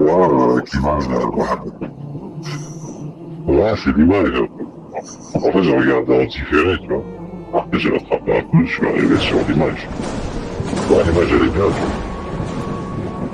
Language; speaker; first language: French; native; French